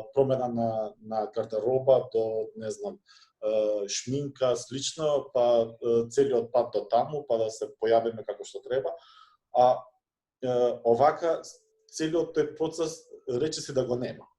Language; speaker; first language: Macedonian; non-native, local second language; Albanian